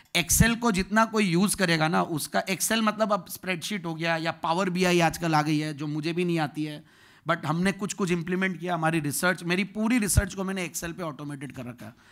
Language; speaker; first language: Hindi; native; Hindi